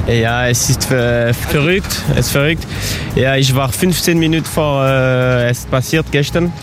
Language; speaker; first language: German; non-native, local second language; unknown